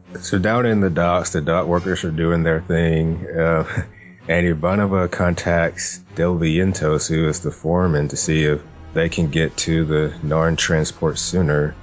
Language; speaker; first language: English; native; English